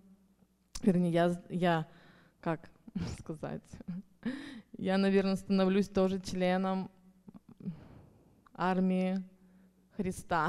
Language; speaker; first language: Russian; native; Russian